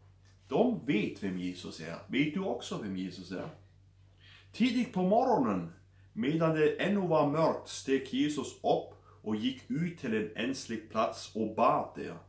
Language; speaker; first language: Swedish; non-native, fluent; German